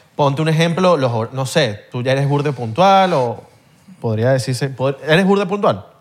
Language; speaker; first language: Spanish; native; Spanish